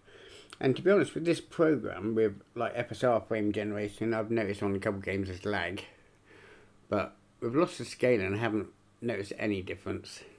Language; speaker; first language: English; native; English